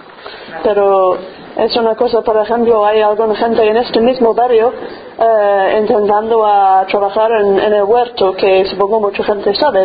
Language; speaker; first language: Spanish; non-native, fluent; English